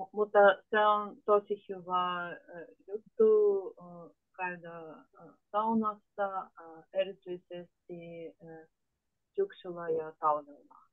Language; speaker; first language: Finnish; non-native, learner; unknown